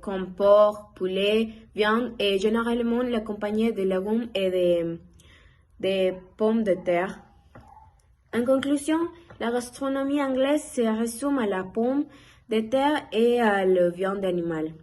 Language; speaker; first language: French; non-native, learner; Spanish